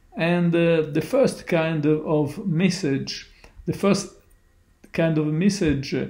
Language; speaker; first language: English; non-native, learner; Italian